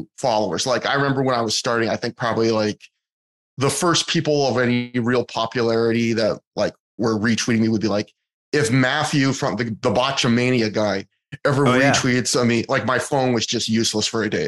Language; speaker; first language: English; native; English